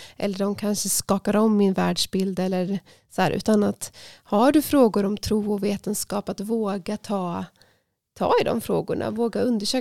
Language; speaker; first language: Swedish; native; Swedish